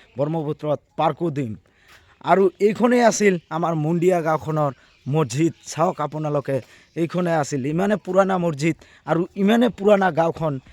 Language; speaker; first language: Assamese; non-native, local second language; Bangla